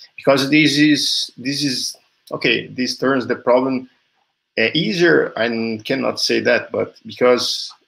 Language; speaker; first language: English; non-native, fluent; Portuguese